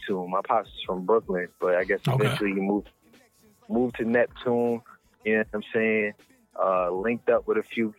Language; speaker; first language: English; native; English